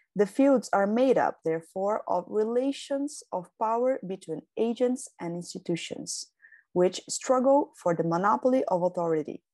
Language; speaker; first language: English; non-native, fluent; Portuguese